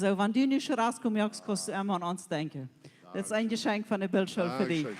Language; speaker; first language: German; non-native, local second language; Low German